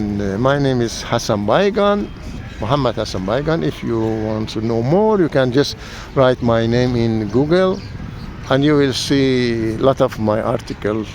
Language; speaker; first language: English; non-native, learner; Persian